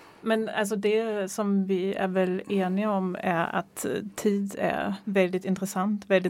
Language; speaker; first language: Swedish; non-native, fluent; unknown